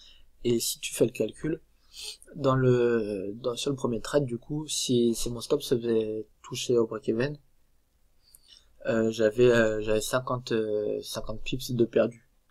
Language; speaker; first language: French; native; French